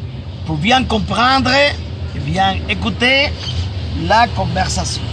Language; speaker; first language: French; non-native, fluent; Spanish